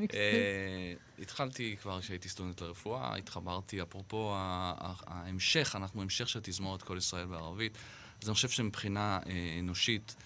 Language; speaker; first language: Hebrew; native; Hebrew